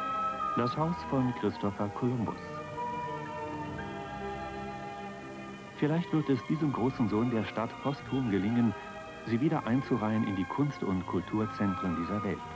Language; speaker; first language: German; native; German